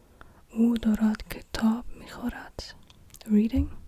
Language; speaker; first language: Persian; non-native, learner; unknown